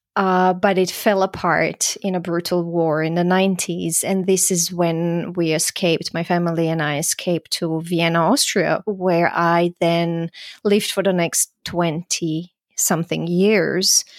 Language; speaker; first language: English; non-native, fluent; Croatian